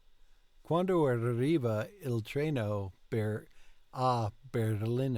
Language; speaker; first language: Italian; non-native, learner; English